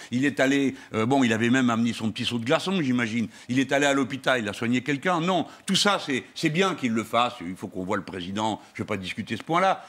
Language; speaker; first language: French; native; French